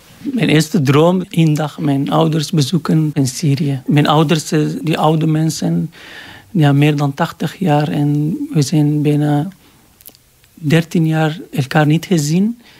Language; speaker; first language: Dutch; non-native, learner; Arabic